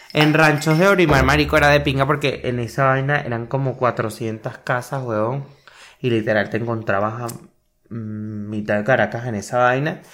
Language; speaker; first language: Spanish; native; Spanish